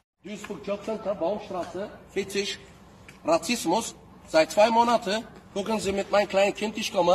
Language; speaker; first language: German; non-native, learner; Bulgarian